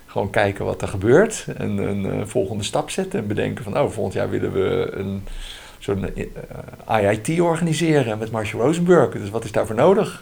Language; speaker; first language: Dutch; native; Dutch